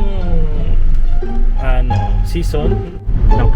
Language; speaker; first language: Japanese; non-native, learner; Filipino